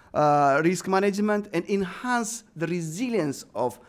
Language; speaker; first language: English; non-native, fluent; Amharic